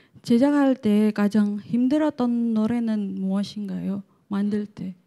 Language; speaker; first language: Korean; non-native, learner; Indonesian